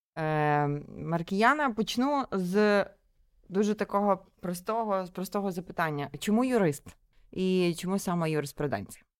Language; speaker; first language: Ukrainian; native; Ukrainian